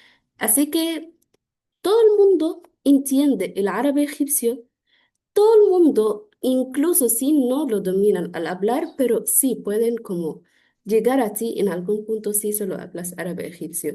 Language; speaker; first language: Spanish; non-native, fluent; Arabic